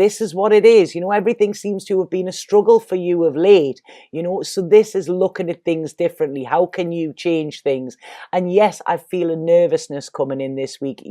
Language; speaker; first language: English; native; English